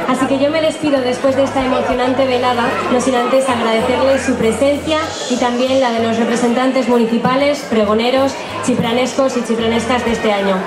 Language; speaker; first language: Spanish; native; Spanish